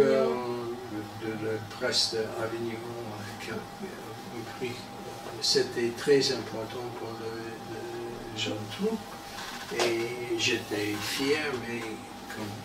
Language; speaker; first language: French; non-native, learner; English